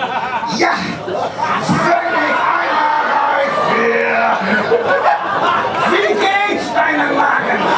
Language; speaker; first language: German; non-native, fluent; English